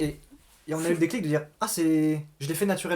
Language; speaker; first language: French; native; French